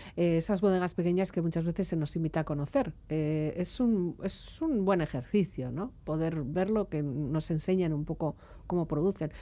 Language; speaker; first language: Spanish; native; Spanish